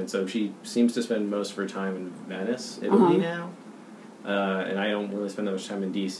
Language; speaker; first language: English; native; English